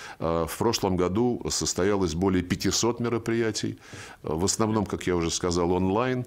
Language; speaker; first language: Russian; native; Russian